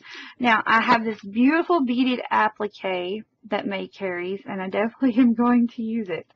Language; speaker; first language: English; native; English